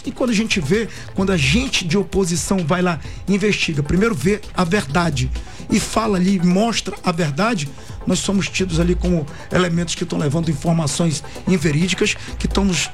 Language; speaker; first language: Portuguese; native; Portuguese